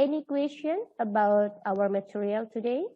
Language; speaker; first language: English; non-native, learner; Indonesian